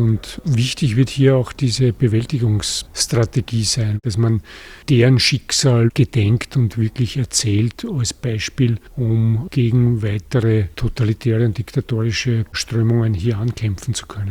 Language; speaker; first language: German; native; German